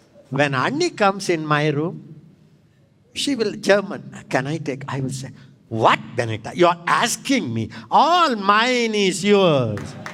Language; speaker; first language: English; non-native, local second language; Tamil